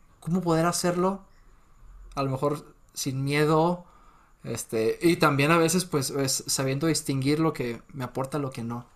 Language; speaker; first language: Spanish; native; Spanish